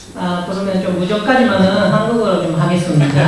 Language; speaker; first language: Korean; non-native, fluent; Japanese